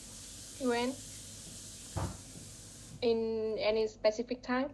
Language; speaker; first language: English; non-native, fluent; Vietnamese